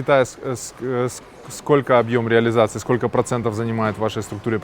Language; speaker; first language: Russian; native; Russian